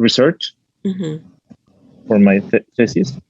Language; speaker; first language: English; non-native, fluent; Spanish